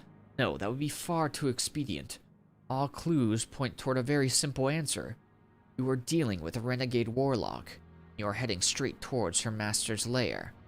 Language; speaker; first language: English; native; English